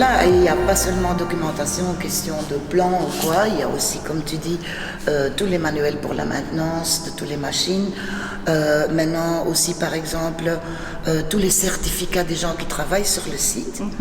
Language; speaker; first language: French; non-native, fluent; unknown